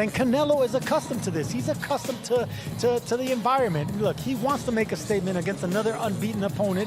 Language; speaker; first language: English; native; English